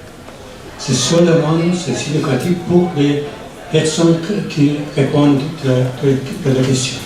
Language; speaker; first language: French; non-native, learner; Persian